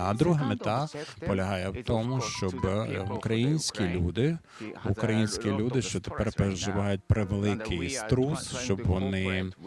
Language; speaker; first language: Ukrainian; non-native, fluent; Japanese